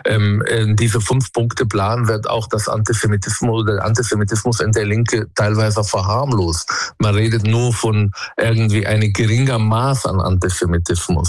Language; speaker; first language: German; non-native, fluent; Arabic